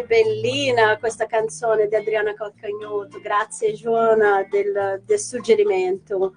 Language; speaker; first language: Italian; non-native, fluent; Portuguese